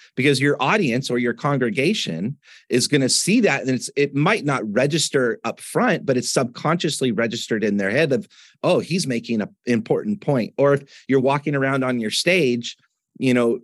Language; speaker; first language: English; native; English